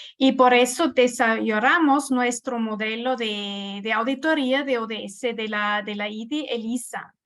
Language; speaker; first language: Spanish; non-native, fluent; German